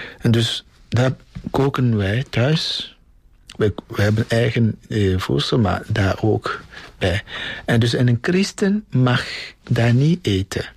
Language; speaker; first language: Dutch; non-native, fluent; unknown